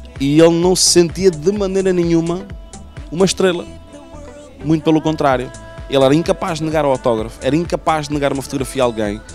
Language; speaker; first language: Portuguese; native; Portuguese